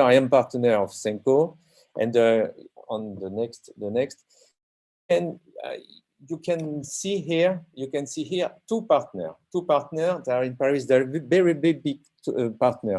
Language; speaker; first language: English; non-native, learner; French